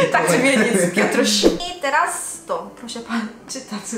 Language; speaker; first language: Polish; non-native, learner; Korean